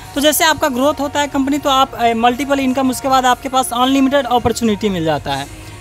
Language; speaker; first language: Hindi; native; Hindi